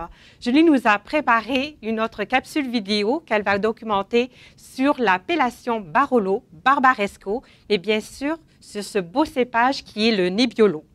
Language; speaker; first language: French; native; French